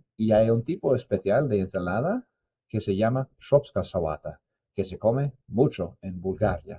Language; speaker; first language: Spanish; non-native, fluent; English